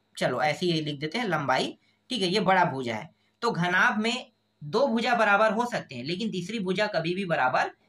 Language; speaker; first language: Hindi; native; Hindi